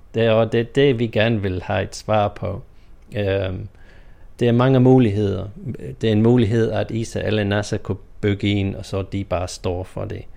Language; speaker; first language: Danish; non-native, fluent; English